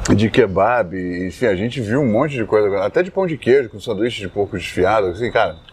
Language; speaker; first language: Portuguese; non-native, fluent; English